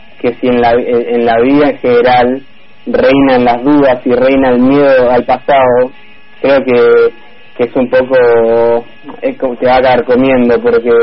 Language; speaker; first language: Spanish; native; Spanish